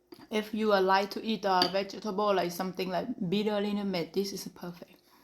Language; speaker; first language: English; non-native, learner; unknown